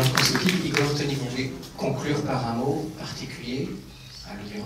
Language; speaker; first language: French; native; French